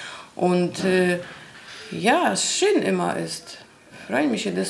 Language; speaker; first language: German; non-native, learner; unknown